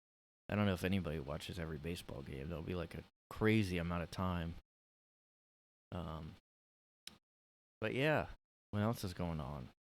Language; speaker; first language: English; native; English